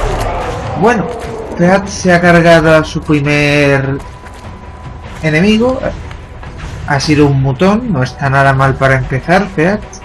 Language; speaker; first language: Spanish; native; Spanish